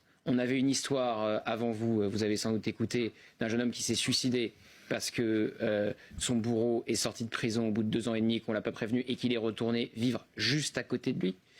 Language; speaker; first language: French; native; French